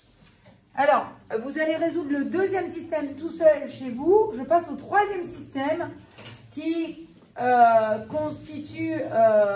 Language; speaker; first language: French; native; French